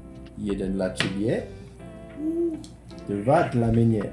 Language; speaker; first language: Polish; non-native, learner; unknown